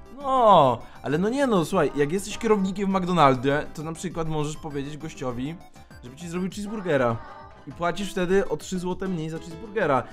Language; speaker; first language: Polish; native; Polish